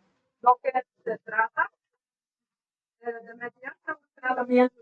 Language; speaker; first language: Spanish; non-native, learner; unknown